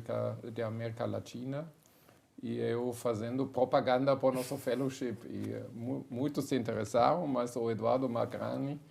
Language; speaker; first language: Portuguese; non-native, fluent; German